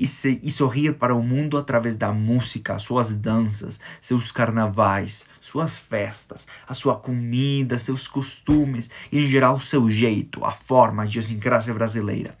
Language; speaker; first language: Portuguese; non-native, fluent; Spanish